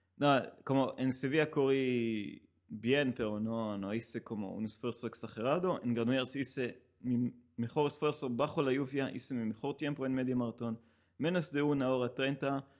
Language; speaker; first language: Spanish; non-native, learner; Hebrew